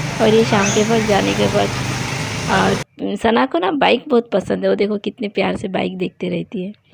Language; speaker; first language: Hindi; non-native, local second language; Bangla